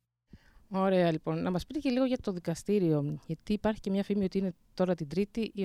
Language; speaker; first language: Greek; native; Greek